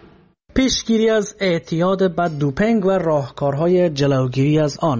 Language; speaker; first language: Persian; native; Persian